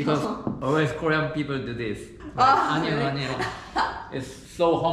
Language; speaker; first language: English; non-native, learner; Korean